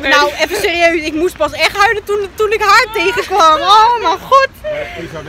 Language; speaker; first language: Dutch; native; Dutch